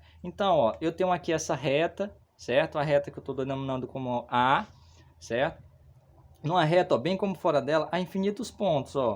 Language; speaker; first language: Portuguese; native; Portuguese